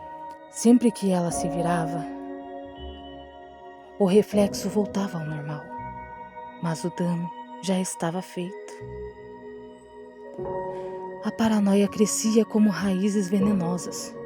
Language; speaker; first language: Portuguese; native; Portuguese